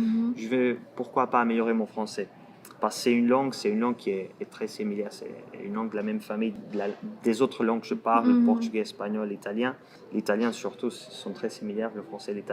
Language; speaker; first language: French; non-native, fluent; Portuguese